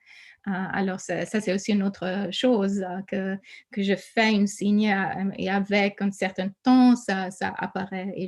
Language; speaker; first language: French; non-native, fluent; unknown